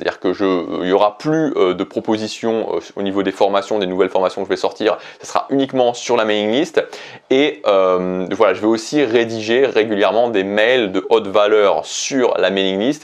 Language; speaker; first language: French; native; French